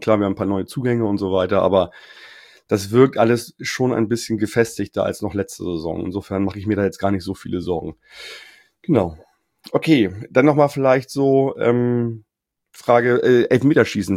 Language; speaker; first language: German; native; German